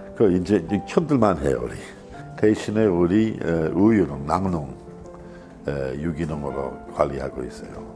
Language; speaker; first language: Korean; non-native, fluent; English